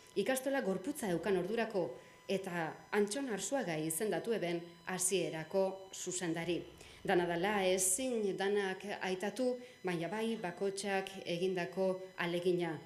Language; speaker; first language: Basque; native; Basque